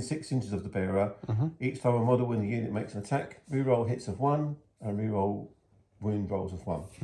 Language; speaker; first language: English; native; English